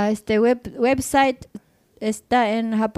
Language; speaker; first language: Spanish; non-native, learner; Japanese